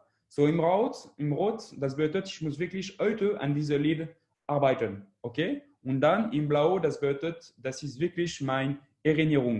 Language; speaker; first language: German; non-native, learner; French